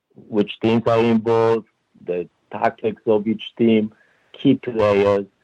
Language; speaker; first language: English; non-native, fluent; Polish